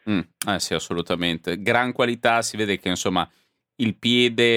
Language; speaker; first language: Italian; native; Italian